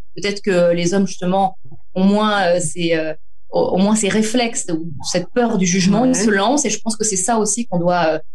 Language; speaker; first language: French; native; French